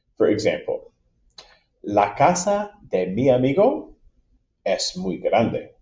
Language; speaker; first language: Spanish; non-native, fluent; English